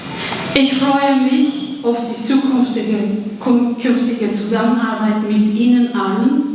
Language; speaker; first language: German; non-native, fluent; Kurdish